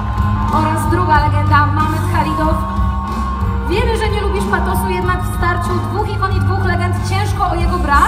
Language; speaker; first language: Polish; native; Polish